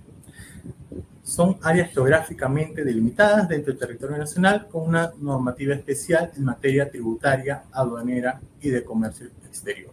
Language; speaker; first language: Spanish; native; Spanish